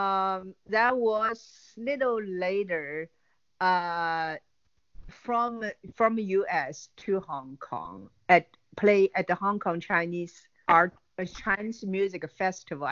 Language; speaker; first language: English; non-native, learner; Chinese